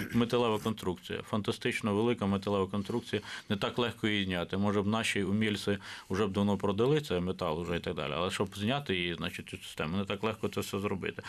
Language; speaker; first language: Ukrainian; native; Ukrainian